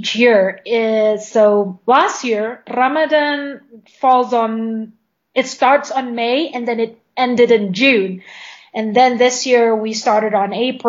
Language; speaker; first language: English; non-native, fluent; Indonesian